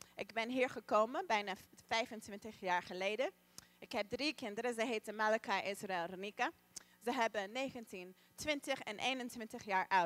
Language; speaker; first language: Dutch; non-native, learner; English